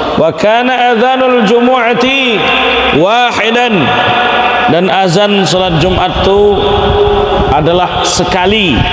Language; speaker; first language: Malay; native; Malay